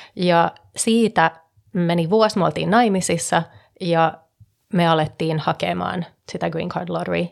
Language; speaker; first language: Finnish; early bilingual, heritage; Finnish